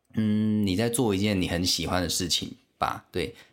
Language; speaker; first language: Chinese; non-native, local second language; Min Nan Chinese